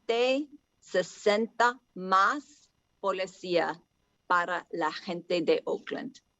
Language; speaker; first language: Spanish; non-native, learner; English